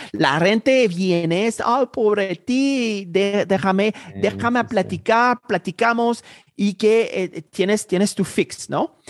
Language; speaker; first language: Spanish; non-native, fluent; Haitian Creole